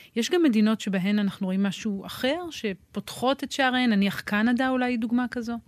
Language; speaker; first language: Hebrew; native; Hebrew